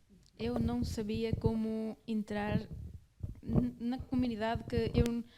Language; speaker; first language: Portuguese; early bilingual, other home language; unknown